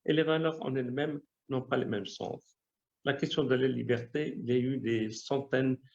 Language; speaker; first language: French; non-native, local second language; Arabic